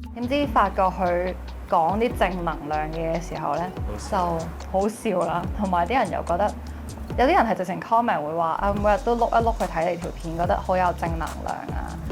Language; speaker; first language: Cantonese; native; Cantonese